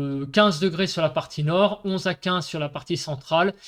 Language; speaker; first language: French; native; French